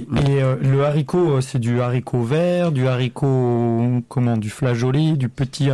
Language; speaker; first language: French; native; French